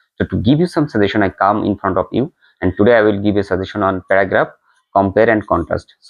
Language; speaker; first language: English; non-native, local second language; Bangla